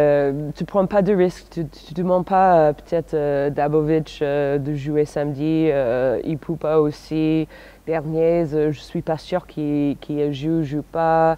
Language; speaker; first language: French; non-native, fluent; English